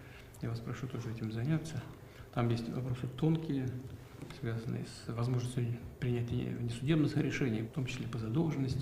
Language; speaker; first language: Russian; native; Russian